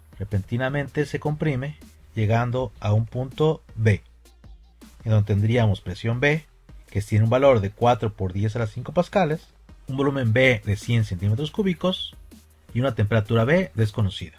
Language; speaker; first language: Spanish; native; Spanish